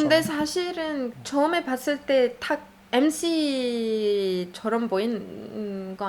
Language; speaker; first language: Korean; non-native, fluent; Arabic